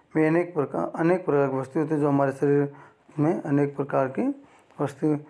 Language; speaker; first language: Hindi; native; Hindi